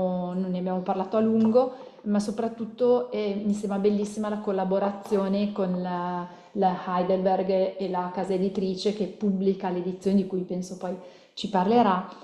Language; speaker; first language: Italian; native; Italian